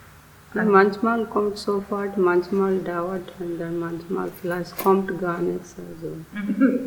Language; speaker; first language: German; non-native, learner; Telugu